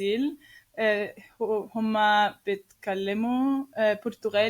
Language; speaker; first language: Arabic; non-native, learner; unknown